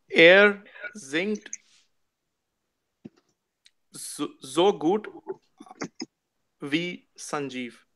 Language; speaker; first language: German; non-native, learner; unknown